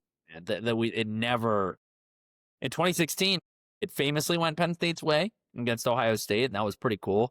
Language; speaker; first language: English; native; English